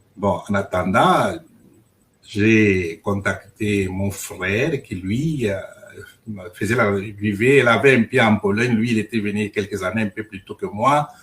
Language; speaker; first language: French; non-native, local second language; Luba-Lulua